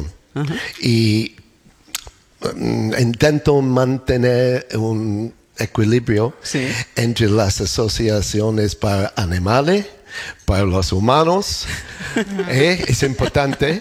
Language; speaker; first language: Spanish; non-native, learner; English